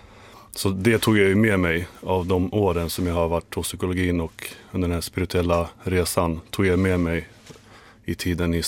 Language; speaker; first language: Swedish; early bilingual, other home language; Finnish